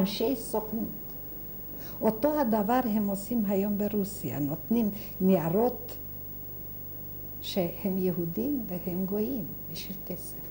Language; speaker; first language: Hebrew; non-native, fluent; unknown